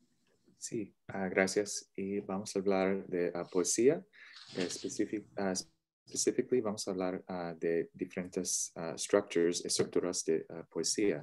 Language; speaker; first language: Spanish; non-native, learner; English